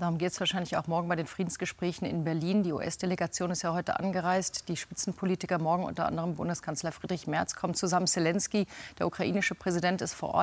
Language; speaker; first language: German; native; German